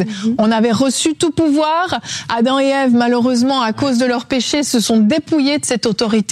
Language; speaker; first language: French; native; French